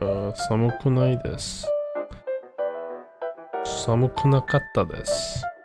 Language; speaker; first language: Japanese; non-native, learner; English